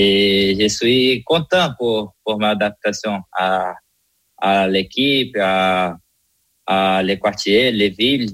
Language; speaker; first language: French; non-native, learner; Portuguese